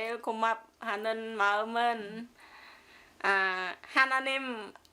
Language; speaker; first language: Korean; non-native, learner; Khmer